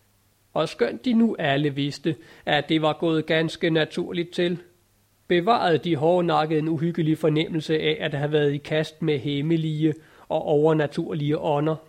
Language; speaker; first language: Danish; native; Danish